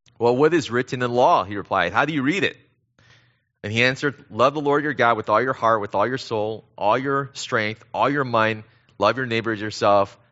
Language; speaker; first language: English; early bilingual, other home language; Korean